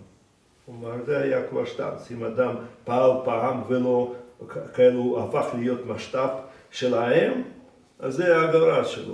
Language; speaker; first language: Hebrew; non-native, fluent; Russian